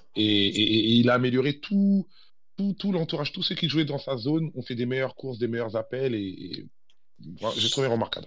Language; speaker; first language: French; early bilingual, other home language; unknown